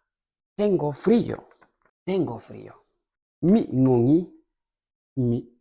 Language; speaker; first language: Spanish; non-native, fluent; Fula